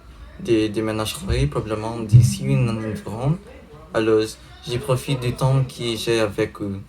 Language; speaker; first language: French; non-native, learner; English